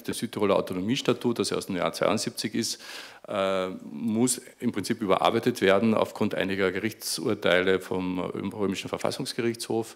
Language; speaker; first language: German; native; German